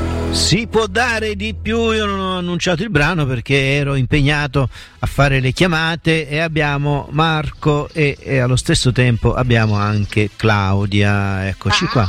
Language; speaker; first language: Italian; native; Italian